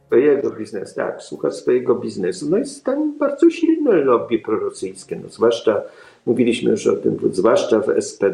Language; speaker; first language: Polish; native; Polish